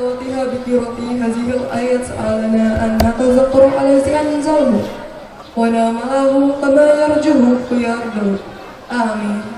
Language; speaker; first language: Arabic; non-native, learner; Indonesian